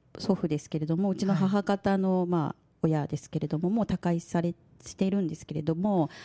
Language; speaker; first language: Japanese; native; Japanese